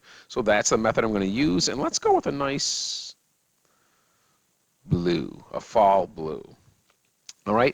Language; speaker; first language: English; native; English